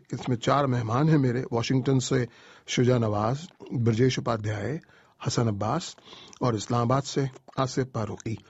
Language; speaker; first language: Urdu; native; Urdu